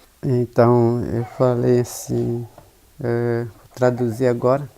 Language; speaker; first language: Portuguese; non-native, local second language; Guarani